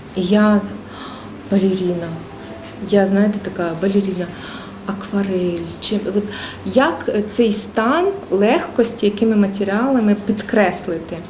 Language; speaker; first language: Ukrainian; non-native, fluent; Tajik